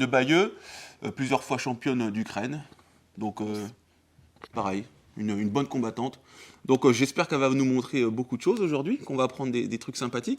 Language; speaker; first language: French; native; French